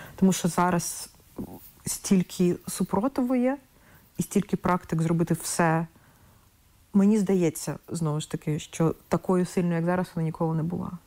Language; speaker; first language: Ukrainian; non-native, local second language; Russian